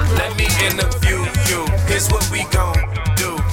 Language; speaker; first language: English; native; English